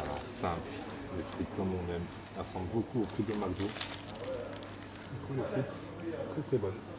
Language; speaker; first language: French; native; French